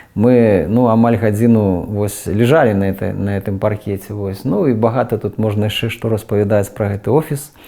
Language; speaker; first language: Belarusian; native; Belarusian